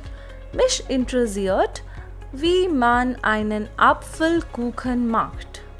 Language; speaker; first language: German; non-native, fluent; Hindi